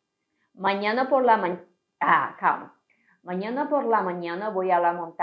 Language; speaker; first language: Spanish; non-native, fluent; Portuguese